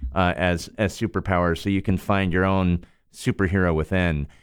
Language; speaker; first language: English; native; English